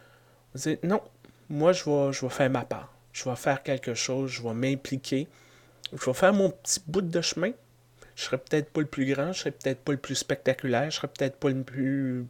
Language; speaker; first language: French; native; French